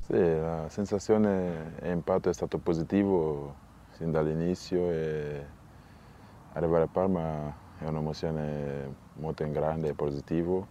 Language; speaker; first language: Italian; non-native, fluent; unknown